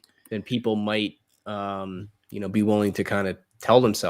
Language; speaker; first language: English; native; English